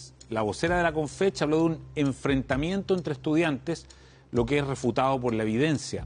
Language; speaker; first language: Spanish; native; Spanish